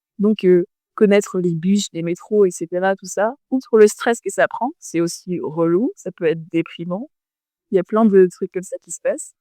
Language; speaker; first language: French; native; French